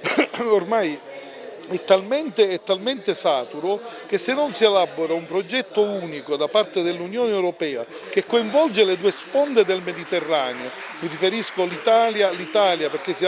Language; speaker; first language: Italian; native; Italian